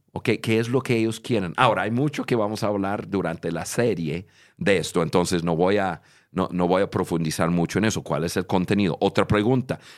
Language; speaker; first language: Spanish; non-native, fluent; English